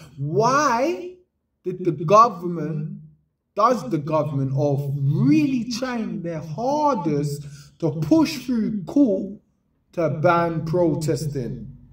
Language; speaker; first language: English; native; English